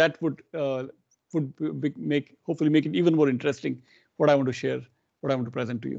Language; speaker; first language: English; non-native, local second language; Hindi